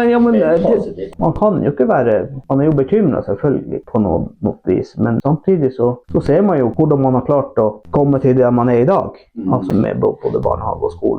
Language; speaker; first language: Norwegian; non-native, local second language; Northern Sami